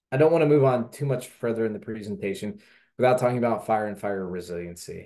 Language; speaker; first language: English; native; English